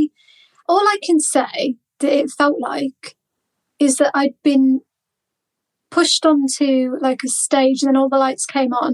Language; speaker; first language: English; native; English